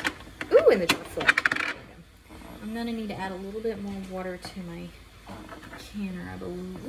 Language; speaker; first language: English; native; English